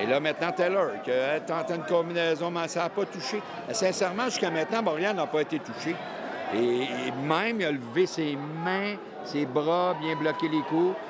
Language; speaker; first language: French; native; French